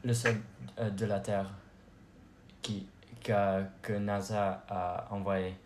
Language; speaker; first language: French; non-native, learner; English